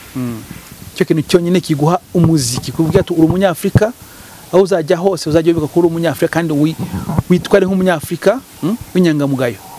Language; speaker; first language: Kinyarwanda; early bilingual, heritage; Kinyarwanda